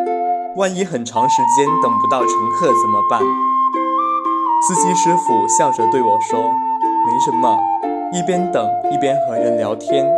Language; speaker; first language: Chinese; native; Chinese